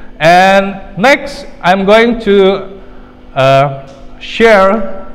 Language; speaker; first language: English; non-native, fluent; Indonesian